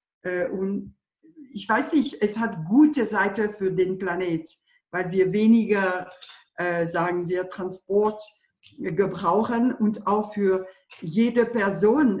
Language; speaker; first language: German; non-native, fluent; French